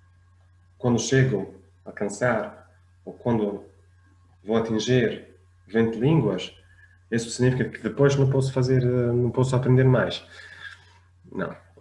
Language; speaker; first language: Portuguese; non-native, fluent; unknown